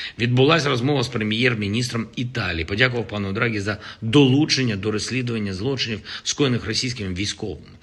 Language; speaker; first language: Ukrainian; non-native, local second language; Russian